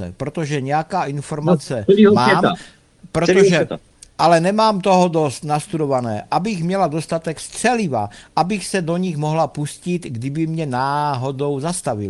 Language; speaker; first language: Czech; native; Czech